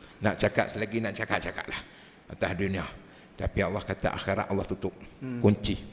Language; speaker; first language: Malay; native; Malay